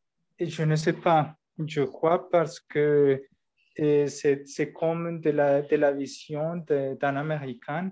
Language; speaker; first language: French; non-native, learner; Spanish